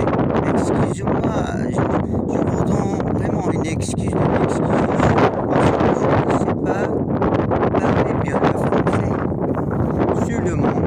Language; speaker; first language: French; non-native, learner; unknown